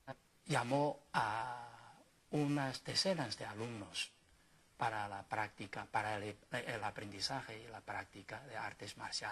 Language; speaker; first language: Spanish; non-native, fluent; Chinese